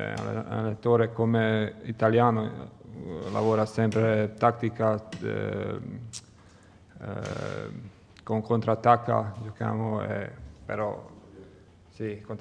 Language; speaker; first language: Italian; non-native, learner; Croatian